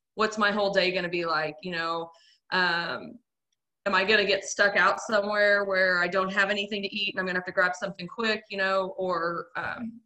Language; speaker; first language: English; native; English